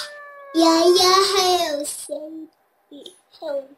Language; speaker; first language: Chinese; early bilingual, heritage; Chinese